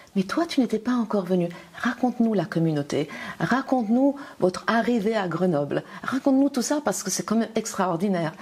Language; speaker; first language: French; native; French